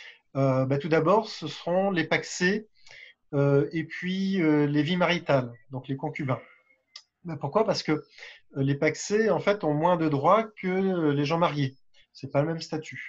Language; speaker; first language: French; native; French